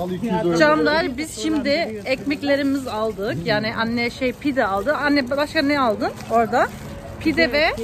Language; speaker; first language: Turkish; non-native, learner; German